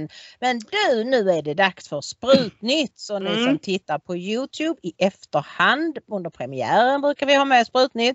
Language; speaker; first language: Swedish; native; Swedish